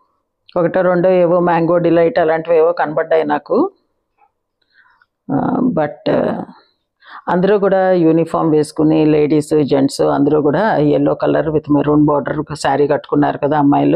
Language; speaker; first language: Telugu; native; Telugu